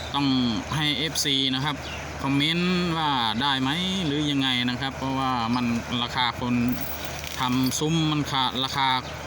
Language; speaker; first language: Thai; non-native, local second language; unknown